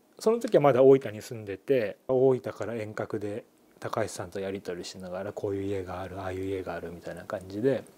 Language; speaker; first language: Japanese; native; Japanese